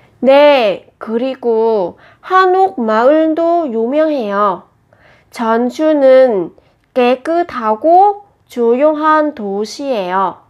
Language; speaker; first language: Korean; non-native, fluent; Vietnamese